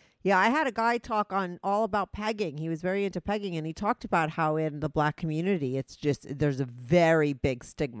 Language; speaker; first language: English; native; English